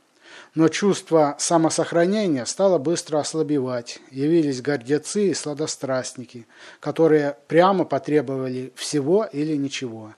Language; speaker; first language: Russian; native; Russian